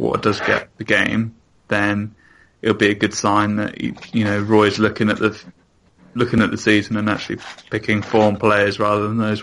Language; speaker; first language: English; native; English